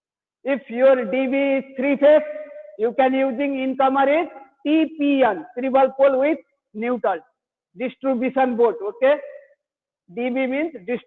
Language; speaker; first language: English; non-native, learner; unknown